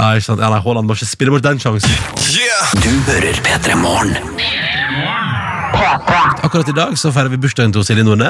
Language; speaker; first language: Norwegian; native; Norwegian